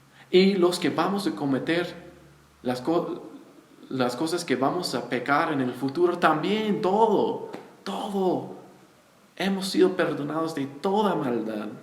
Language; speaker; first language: Spanish; non-native, fluent; English